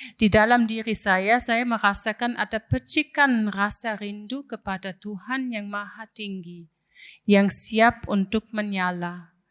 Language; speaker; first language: Indonesian; non-native, fluent; German